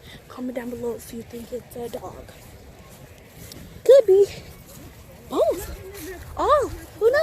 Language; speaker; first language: English; native; English